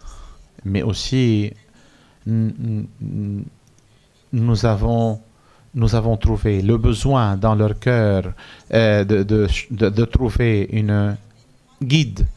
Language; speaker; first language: French; non-native, fluent; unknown